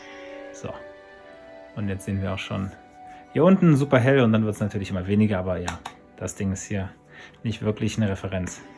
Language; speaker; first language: German; native; German